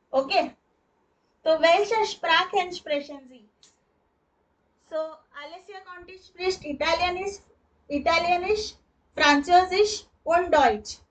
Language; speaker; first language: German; non-native, fluent; Hindi